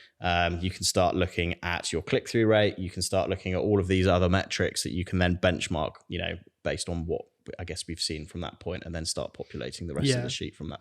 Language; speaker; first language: English; native; English